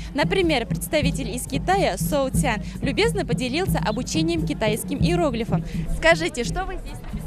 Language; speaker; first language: Russian; native; Russian